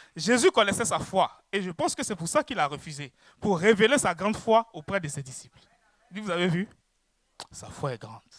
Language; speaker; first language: French; native; French